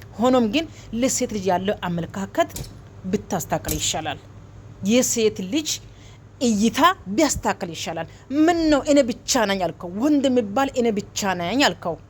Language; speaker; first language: Amharic; non-native, local second language; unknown